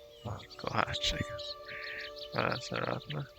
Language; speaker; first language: Spanish; non-native, learner; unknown